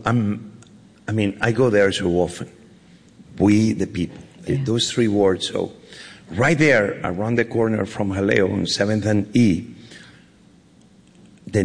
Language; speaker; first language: English; non-native, fluent; Spanish